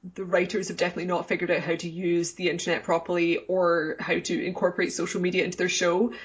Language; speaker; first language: English; native; English